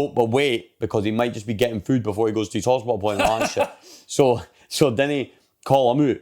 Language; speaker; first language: English; native; English